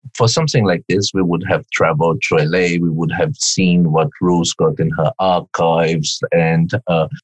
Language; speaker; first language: English; non-native, fluent; Portuguese